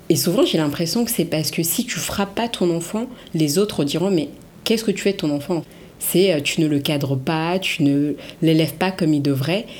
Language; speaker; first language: French; early bilingual, other home language; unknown